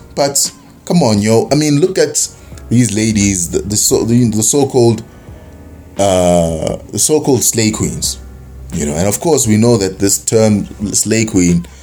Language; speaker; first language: English; non-native, local second language; Zulu